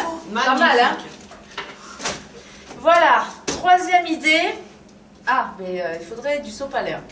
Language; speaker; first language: French; native; French